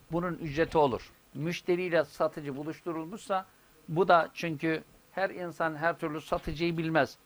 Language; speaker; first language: Turkish; native; Turkish